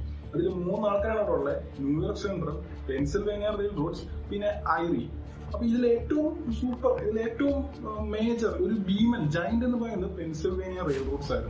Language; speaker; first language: Malayalam; native; Malayalam